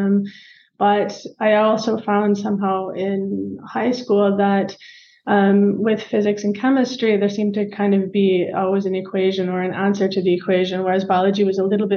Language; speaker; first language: English; native; English